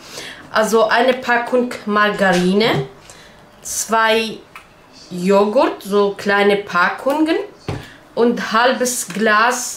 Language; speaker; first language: German; non-native, learner; Turkish